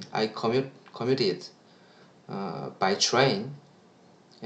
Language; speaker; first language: English; non-native, learner; Korean